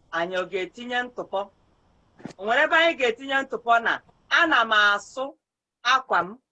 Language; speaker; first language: Igbo; native; Igbo